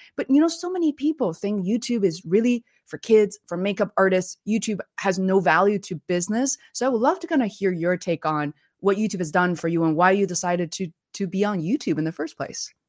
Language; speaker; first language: English; non-native, fluent; Chinese